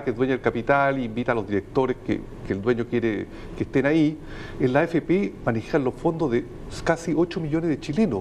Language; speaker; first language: Spanish; native; Spanish